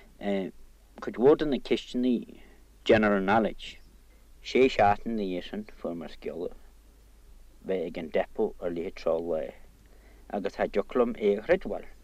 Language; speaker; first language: Irish; native; Irish